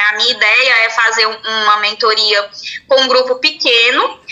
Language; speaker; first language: Portuguese; native; Portuguese